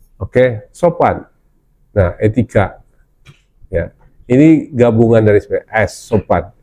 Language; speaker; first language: Indonesian; non-native, local second language; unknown